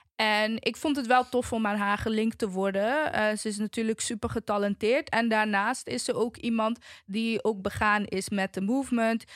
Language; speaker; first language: Dutch; native; Dutch